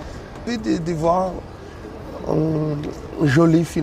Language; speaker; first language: French; non-native, learner; Portuguese